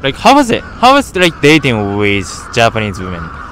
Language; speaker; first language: English; non-native, fluent; Japanese